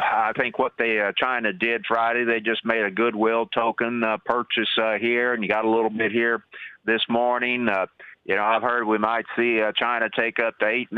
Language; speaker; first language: English; native; English